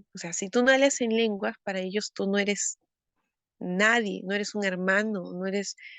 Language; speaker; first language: Spanish; native; Spanish